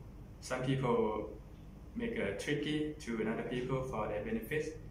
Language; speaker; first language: English; non-native, learner; Thai